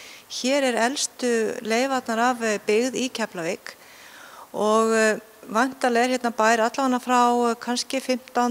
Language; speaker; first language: Icelandic; native; Icelandic